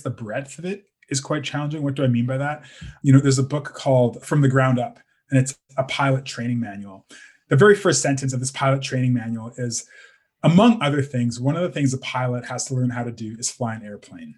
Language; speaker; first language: English; native; English